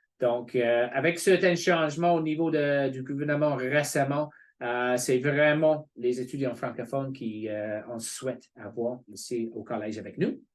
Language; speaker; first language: French; non-native, fluent; English